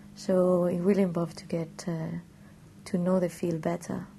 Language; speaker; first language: English; non-native, fluent; Spanish